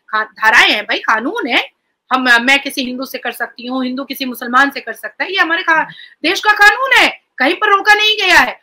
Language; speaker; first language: Hindi; native; Hindi